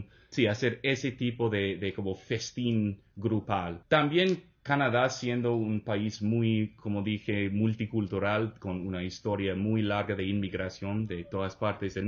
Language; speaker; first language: Spanish; non-native, fluent; English